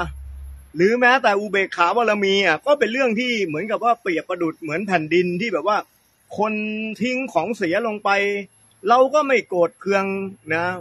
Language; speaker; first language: Thai; native; Thai